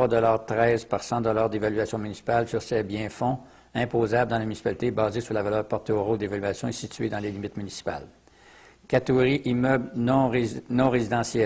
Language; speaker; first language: French; native; French